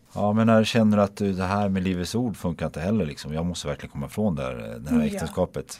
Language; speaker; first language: Swedish; native; Swedish